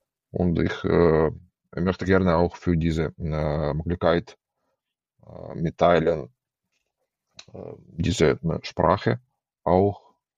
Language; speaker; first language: German; non-native, learner; Ukrainian